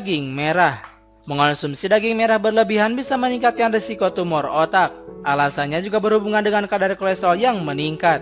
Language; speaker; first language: Indonesian; native; Indonesian